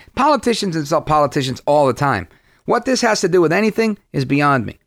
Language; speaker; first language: English; early bilingual, other home language; Spanish